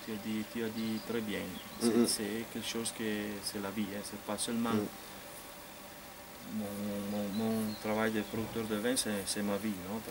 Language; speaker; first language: French; non-native, fluent; Italian